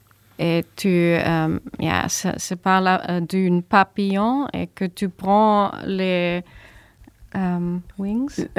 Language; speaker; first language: French; non-native, learner; German